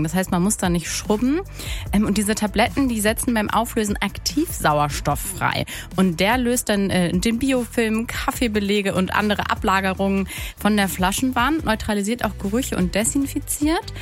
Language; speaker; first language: German; native; German